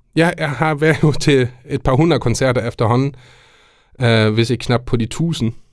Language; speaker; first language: Danish; non-native, fluent; German